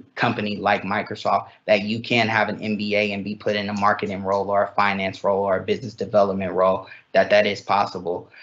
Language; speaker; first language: English; native; English